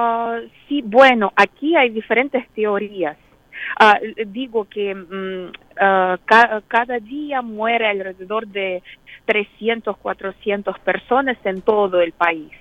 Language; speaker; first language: Spanish; non-native, fluent; Russian